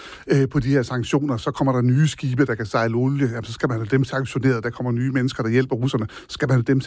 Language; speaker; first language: Danish; native; Danish